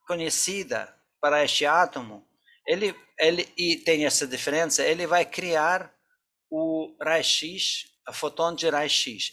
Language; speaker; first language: Portuguese; non-native, fluent; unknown